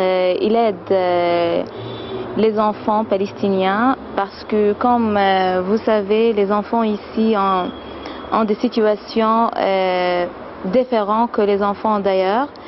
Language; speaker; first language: French; non-native, fluent; Arabic